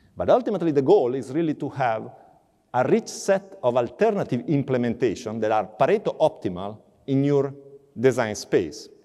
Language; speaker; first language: English; non-native, fluent; Italian